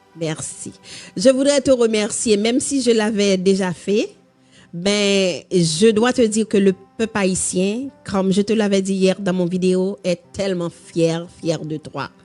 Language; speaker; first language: French; non-native, local second language; Haitian Creole